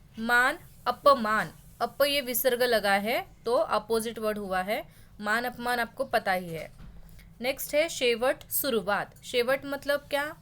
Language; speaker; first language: Hindi; non-native, local second language; Marathi